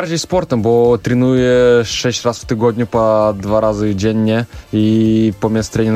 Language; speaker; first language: Polish; non-native, learner; Russian